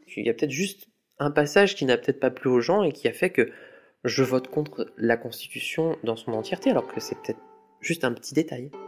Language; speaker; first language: French; native; French